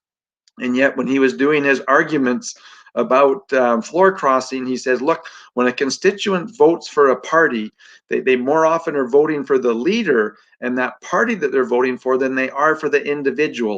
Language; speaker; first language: English; native; English